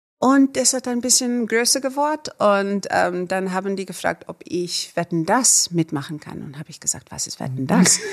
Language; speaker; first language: German; non-native, fluent; Afrikaans